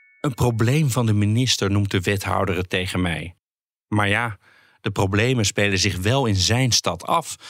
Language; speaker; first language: Dutch; native; Dutch